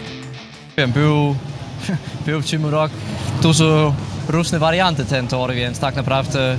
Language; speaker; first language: Polish; non-native, learner; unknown